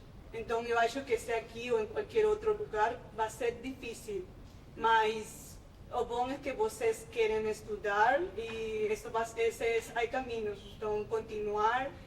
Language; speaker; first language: Portuguese; non-native, fluent; Spanish